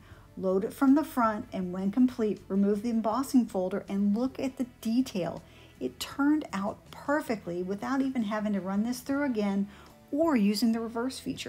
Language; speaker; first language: English; native; English